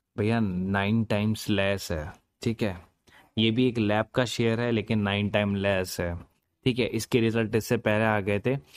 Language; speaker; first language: Hindi; native; Hindi